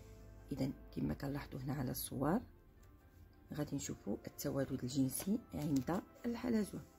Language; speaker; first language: Arabic; native; Arabic